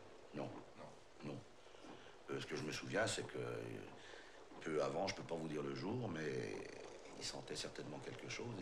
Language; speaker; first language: French; native; French